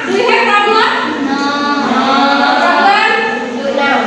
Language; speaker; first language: English; non-native, learner; Indonesian